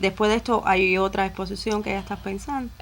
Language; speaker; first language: Spanish; native; Spanish